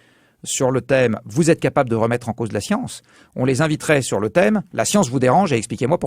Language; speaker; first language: French; native; French